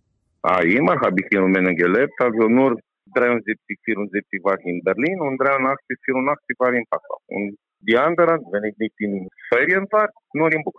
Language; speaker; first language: German; non-native, learner; Romanian